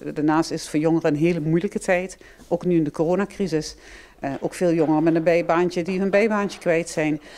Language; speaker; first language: Dutch; native; Dutch